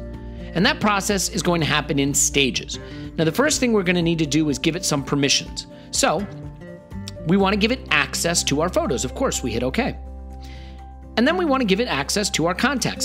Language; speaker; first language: English; native; English